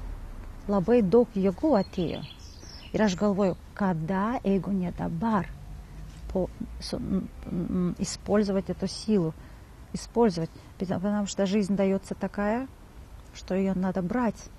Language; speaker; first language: Lithuanian; non-native, learner; Kazakh